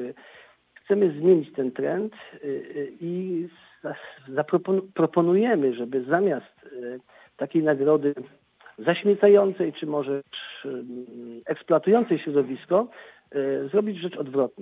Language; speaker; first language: Polish; native; Polish